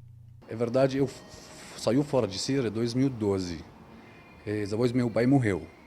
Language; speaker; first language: Portuguese; non-native, learner; Arabic